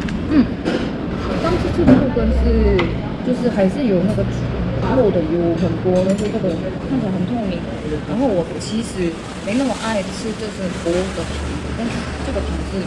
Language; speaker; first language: Chinese; non-native, fluent; Korean